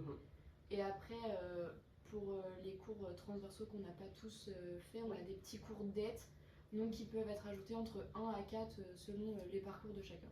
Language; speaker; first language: French; native; French